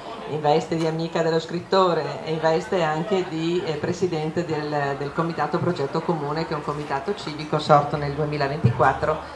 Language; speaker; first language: Italian; native; Italian